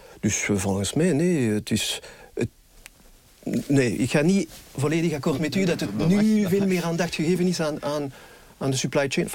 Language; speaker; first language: Dutch; non-native, local second language; French